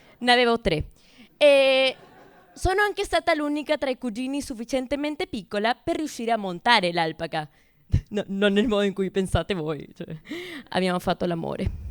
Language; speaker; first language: Italian; non-native, fluent; Spanish